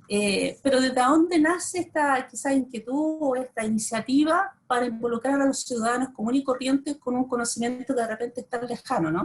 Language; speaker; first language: Spanish; native; Spanish